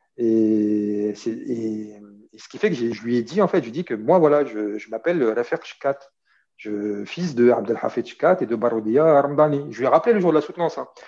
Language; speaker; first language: French; early bilingual, other home language; Arabic